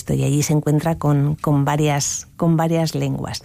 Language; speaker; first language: Spanish; native; Spanish